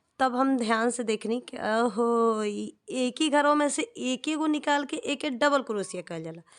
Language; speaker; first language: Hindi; non-native, local second language; Bhojpuri